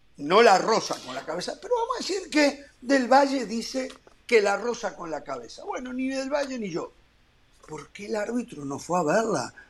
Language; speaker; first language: Spanish; native; Spanish